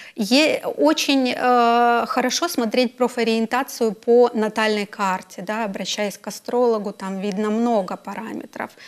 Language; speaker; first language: Russian; native; Russian